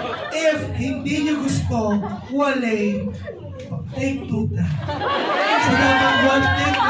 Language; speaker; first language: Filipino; non-native, local second language; Cebuano